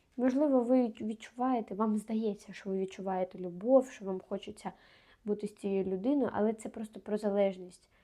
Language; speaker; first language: Ukrainian; non-native, local second language; Russian